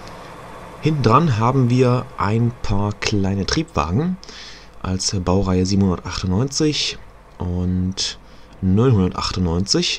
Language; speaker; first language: German; native; German